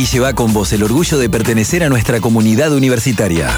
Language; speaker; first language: Spanish; native; Spanish